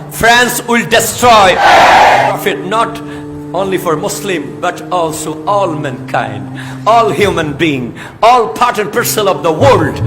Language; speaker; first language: English; non-native, local second language; Bangla